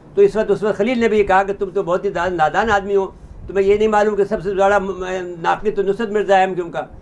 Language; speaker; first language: Urdu; native; Urdu